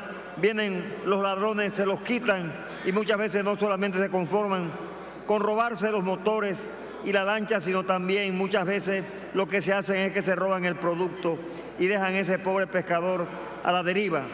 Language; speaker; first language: Spanish; native; Spanish